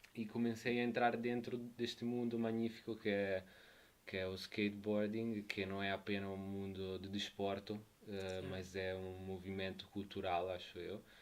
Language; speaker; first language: Portuguese; non-native, fluent; Italian